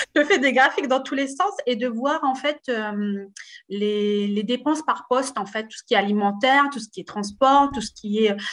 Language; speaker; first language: French; native; French